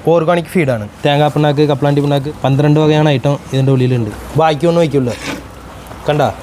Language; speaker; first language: Malayalam; non-native, local second language; Tamil